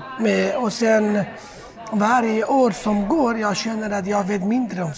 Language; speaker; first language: Swedish; non-native, fluent; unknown